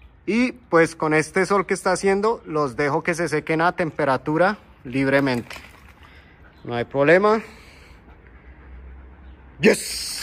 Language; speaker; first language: Spanish; native; Spanish